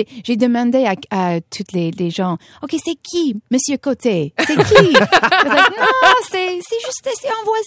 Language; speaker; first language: French; non-native, fluent; English